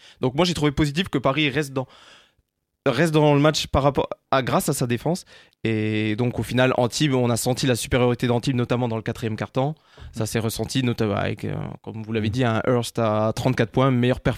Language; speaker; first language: French; native; French